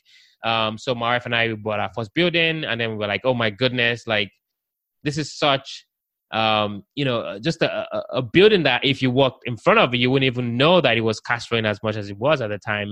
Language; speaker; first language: English; native; English